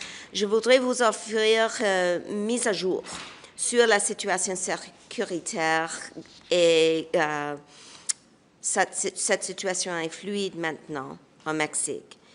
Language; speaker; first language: French; non-native, local second language; English